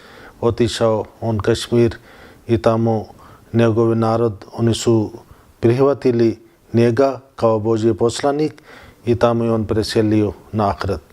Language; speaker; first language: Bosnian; non-native, fluent; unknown